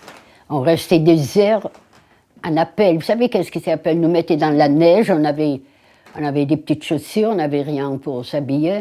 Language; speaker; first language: French; non-native, fluent; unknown